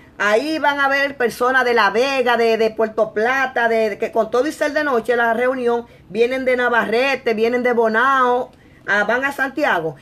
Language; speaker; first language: Spanish; native; Spanish